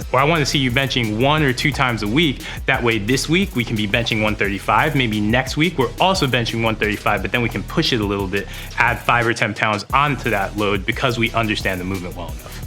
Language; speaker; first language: English; native; English